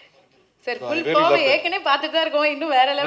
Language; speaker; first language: Tamil; native; Tamil